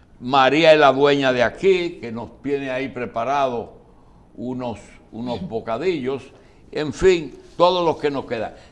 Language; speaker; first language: Spanish; native; Spanish